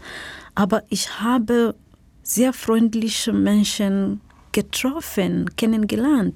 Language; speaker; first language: German; non-native, learner; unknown